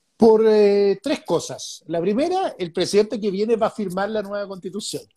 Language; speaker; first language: Spanish; native; Spanish